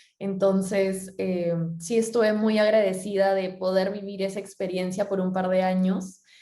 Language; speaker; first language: Spanish; native; Spanish